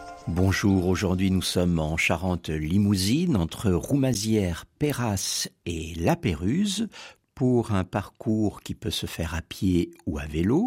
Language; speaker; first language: French; native; French